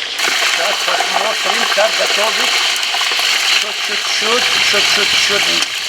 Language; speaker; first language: Russian; non-native, local second language; Tajik